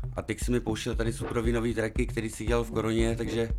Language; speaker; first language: Czech; native; Czech